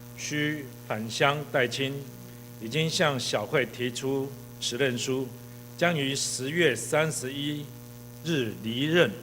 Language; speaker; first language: Chinese; native; Chinese